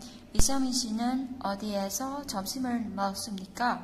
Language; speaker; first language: Korean; non-native, fluent; Vietnamese